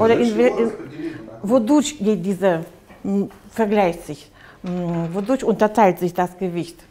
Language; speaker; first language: German; non-native, fluent; Russian